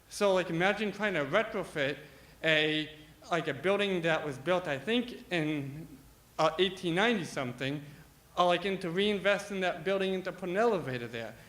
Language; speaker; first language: English; native; English